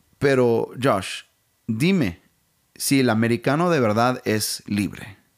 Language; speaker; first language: Spanish; non-native, fluent; English